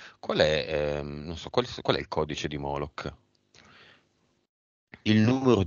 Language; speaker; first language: Italian; native; Italian